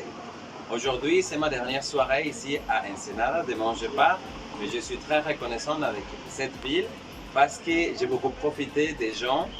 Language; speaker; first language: French; non-native, fluent; Spanish